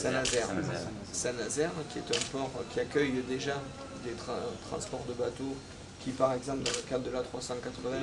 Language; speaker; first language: French; native; French